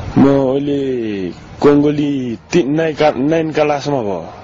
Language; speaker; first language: Nepali; non-native, learner; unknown